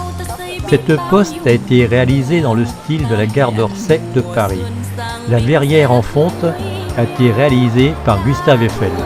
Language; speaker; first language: French; native; French